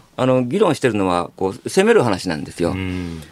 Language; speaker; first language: Japanese; native; Japanese